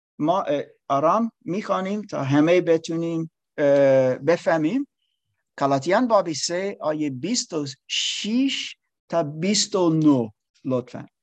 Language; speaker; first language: Persian; non-native, learner; English